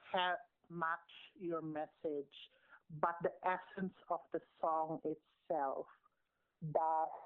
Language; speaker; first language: English; non-native, local second language; Filipino